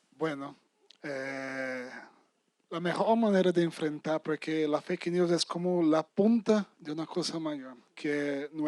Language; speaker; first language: Spanish; non-native, fluent; Portuguese